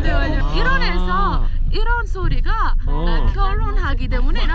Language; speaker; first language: Korean; non-native, learner; Persian